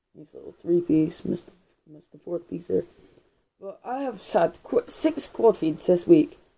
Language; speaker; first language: English; native; English